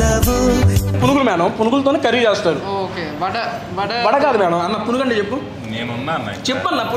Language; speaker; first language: Telugu; native; Telugu